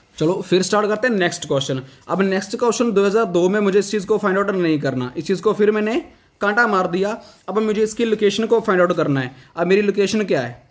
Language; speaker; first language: Hindi; non-native, local second language; Punjabi